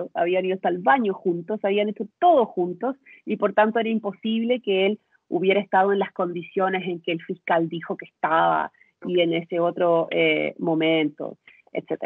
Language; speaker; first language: Spanish; native; Spanish